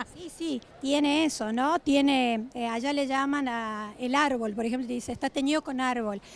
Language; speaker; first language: Spanish; native; Spanish